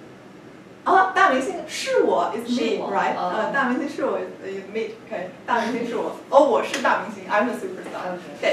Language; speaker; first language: Chinese; non-native, fluent; English